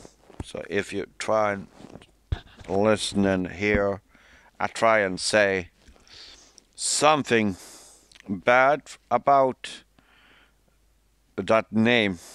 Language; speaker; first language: English; non-native, fluent; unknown